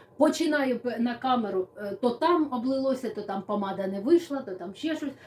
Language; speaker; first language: Ukrainian; native; Ukrainian